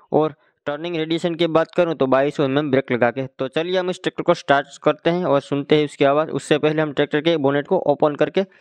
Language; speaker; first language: Hindi; non-native, local second language; Gujarati